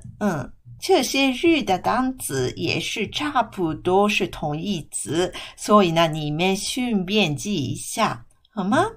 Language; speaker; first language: Chinese; non-native, fluent; Japanese